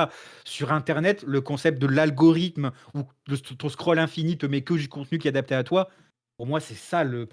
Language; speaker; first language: French; native; French